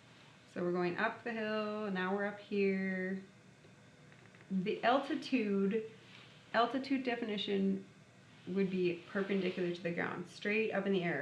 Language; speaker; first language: English; native; English